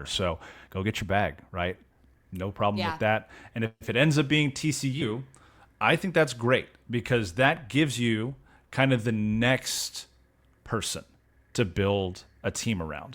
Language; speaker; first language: English; native; English